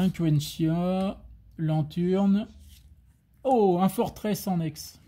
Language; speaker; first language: French; native; French